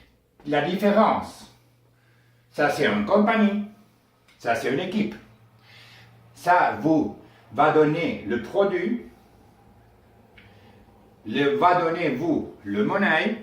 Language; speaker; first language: French; non-native, learner; Spanish